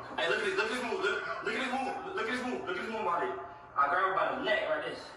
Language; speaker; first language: English; native; English